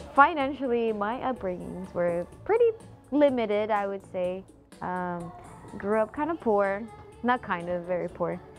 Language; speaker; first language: English; early bilingual, other home language; Spanish